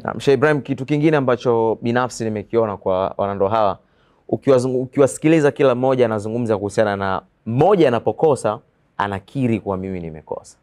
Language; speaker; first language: Swahili; native; Swahili